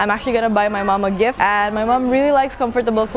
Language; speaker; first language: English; non-native, local second language; Indonesian